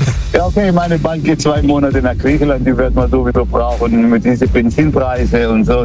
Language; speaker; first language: German; early bilingual, other home language; Greek